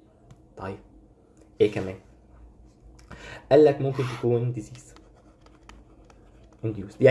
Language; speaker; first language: Arabic; native; Arabic